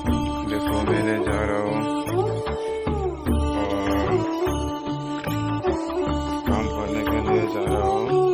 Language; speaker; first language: Hindi; non-native, local second language; Assamese